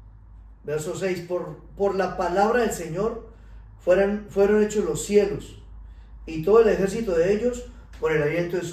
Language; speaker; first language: Spanish; native; Spanish